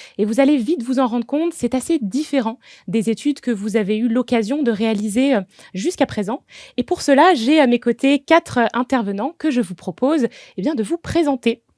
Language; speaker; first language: French; native; French